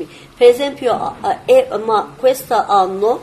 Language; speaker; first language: Italian; non-native, learner; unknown